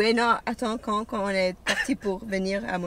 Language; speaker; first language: French; non-native, learner; English